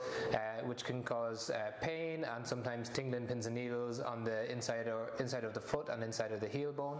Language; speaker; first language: English; native; English